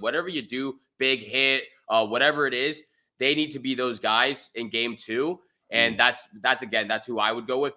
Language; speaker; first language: English; native; English